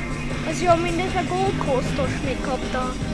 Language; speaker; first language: Hungarian; early bilingual, heritage; Hungarian